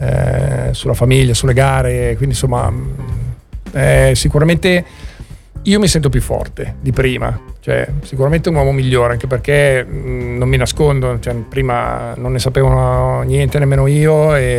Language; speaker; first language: Italian; native; Italian